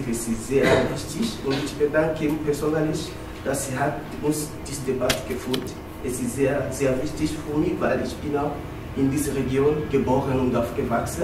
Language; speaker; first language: German; non-native, learner; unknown